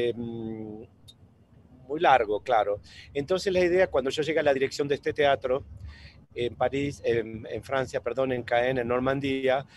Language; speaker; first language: Spanish; native; Spanish